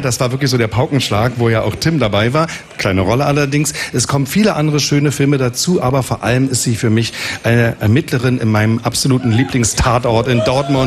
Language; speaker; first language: German; native; German